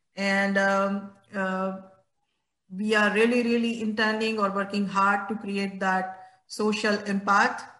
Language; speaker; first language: English; non-native, local second language; Gujarati